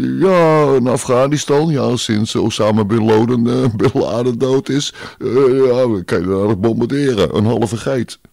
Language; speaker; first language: Dutch; native; Dutch